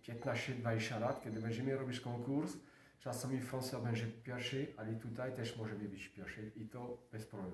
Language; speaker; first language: Polish; non-native, learner; French